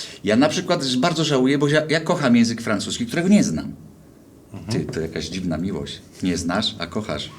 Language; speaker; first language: Polish; native; Polish